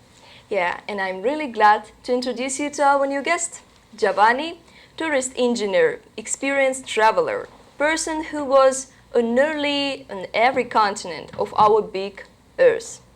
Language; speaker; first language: English; non-native, learner; Russian